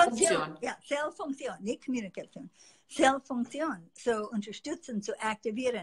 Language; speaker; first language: German; non-native, fluent; English